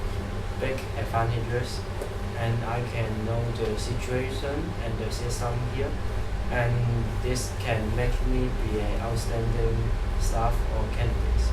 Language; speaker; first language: English; non-native, learner; Cantonese